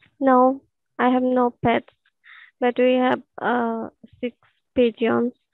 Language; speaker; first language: English; non-native, learner; Bangla